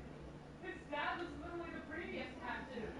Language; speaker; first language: English; native; English